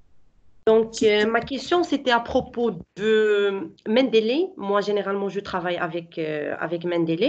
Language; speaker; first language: French; non-native, local second language; Arabic